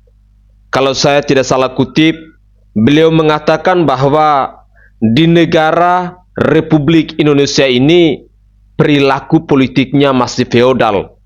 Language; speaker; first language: Indonesian; native; Indonesian